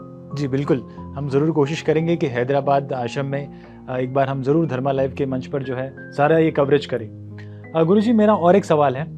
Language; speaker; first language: Hindi; native; Hindi